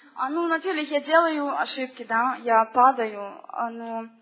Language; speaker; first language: Russian; non-native, learner; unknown